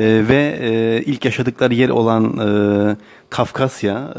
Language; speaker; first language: Turkish; native; Turkish